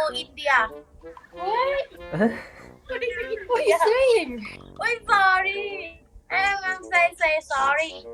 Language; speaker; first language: English; non-native, learner; Thai